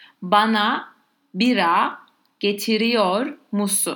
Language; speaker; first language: Turkish; non-native, learner; Spanish